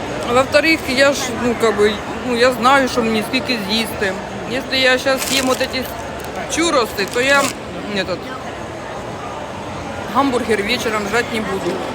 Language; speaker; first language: Russian; non-native, local second language; Ukrainian